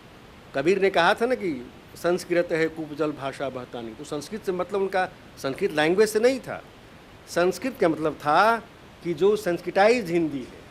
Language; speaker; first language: Hindi; native; Hindi